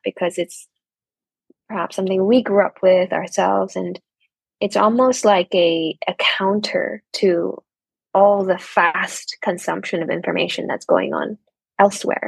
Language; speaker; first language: English; non-native, local second language; Cantonese